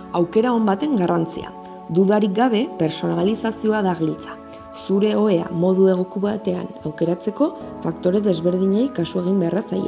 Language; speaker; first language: Basque; native; Basque